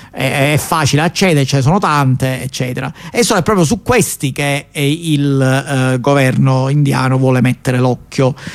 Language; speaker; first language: Italian; native; Italian